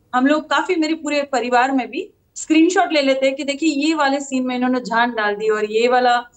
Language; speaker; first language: Hindi; non-native, local second language; Gujarati